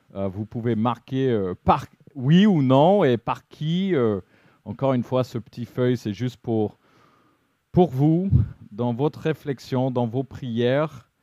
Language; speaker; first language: French; non-native, fluent; English